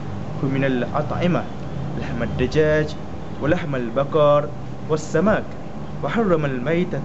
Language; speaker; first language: Arabic; non-native, learner; Malay